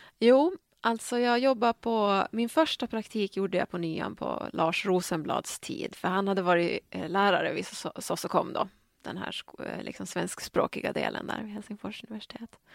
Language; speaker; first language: Swedish; native; Swedish